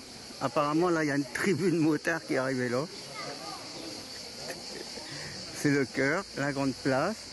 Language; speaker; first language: French; native; French